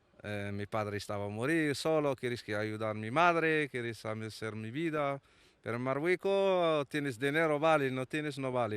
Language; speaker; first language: Spanish; non-native, learner; Arabic